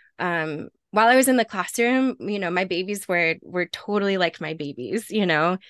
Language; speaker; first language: English; native; English